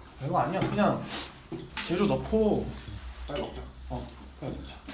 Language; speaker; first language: Korean; native; Korean